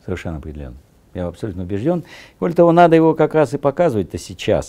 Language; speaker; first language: Russian; native; Russian